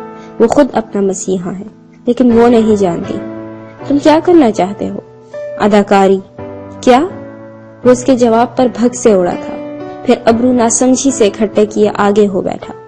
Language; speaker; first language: Urdu; native; Urdu